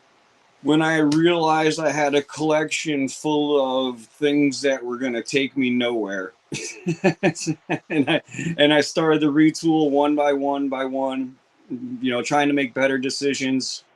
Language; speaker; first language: English; native; English